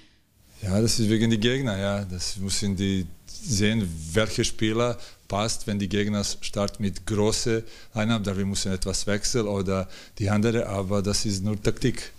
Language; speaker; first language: German; non-native, learner; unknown